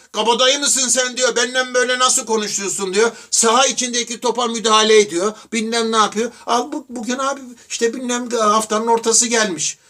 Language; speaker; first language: Turkish; native; Turkish